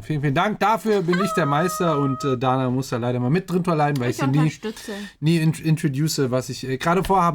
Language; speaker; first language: German; native; German